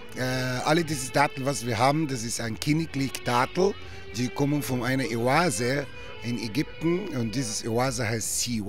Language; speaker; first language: German; non-native, learner; Arabic